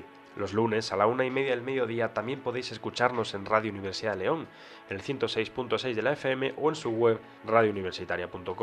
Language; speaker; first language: Spanish; native; Spanish